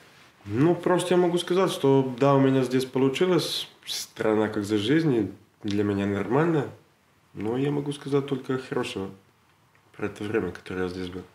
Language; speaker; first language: Russian; non-native, learner; Serbian